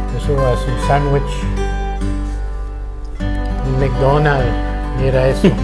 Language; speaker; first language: Spanish; non-native, fluent; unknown